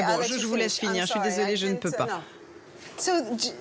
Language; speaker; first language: French; native; French